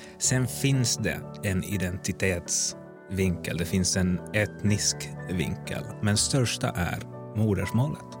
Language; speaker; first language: Swedish; native; Swedish